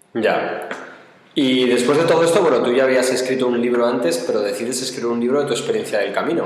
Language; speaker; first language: Spanish; native; Spanish